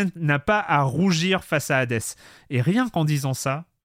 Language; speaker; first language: French; native; French